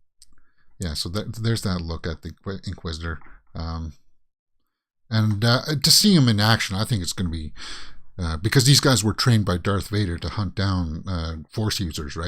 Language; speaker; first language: English; native; English